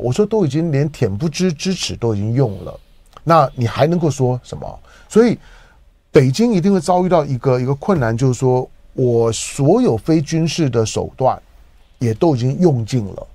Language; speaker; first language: Chinese; native; Chinese